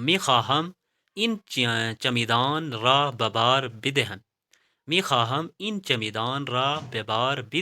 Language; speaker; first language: Persian; non-native, fluent; Urdu